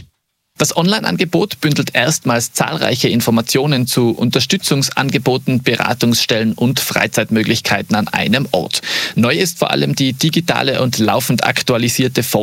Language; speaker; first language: German; native; German